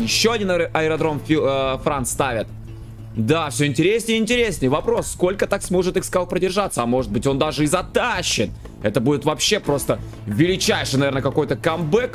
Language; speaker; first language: Russian; native; Russian